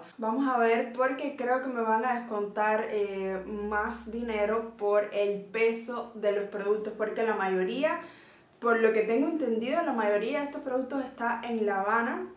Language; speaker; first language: Spanish; native; Spanish